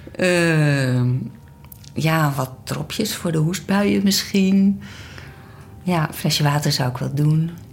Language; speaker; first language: Dutch; native; Dutch